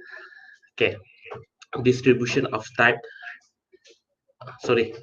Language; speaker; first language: English; non-native, local second language; Malay